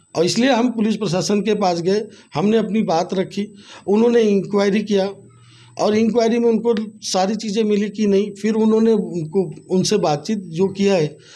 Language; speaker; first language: Hindi; native; Hindi